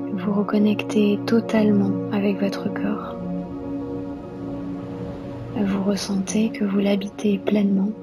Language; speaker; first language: French; native; French